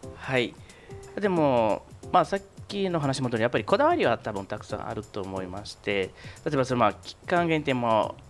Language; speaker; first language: Japanese; non-native, fluent; Portuguese